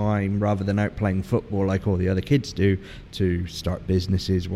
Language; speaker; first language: English; native; English